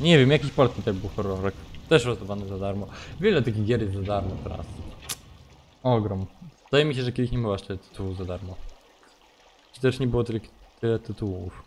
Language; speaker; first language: Polish; native; Polish